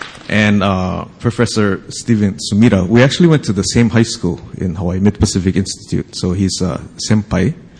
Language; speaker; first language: English; native; English